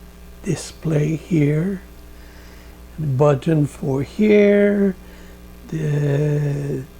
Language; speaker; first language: English; non-native, learner; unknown